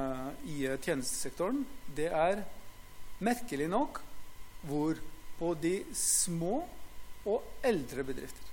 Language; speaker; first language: Norwegian; non-native, fluent; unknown